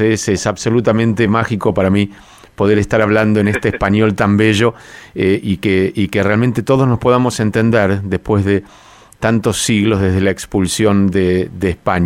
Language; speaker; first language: Spanish; native; Spanish